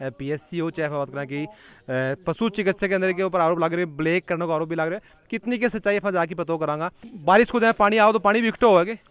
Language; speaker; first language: Hindi; native; Hindi